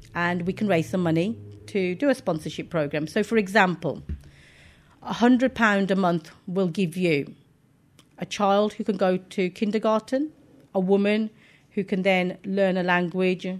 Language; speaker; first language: English; native; English